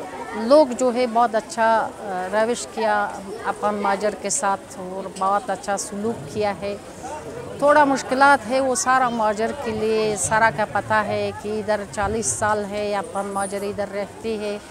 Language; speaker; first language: Hindi; non-native, learner; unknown